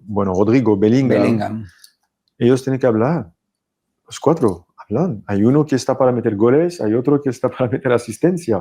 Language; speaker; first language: Spanish; non-native, fluent; French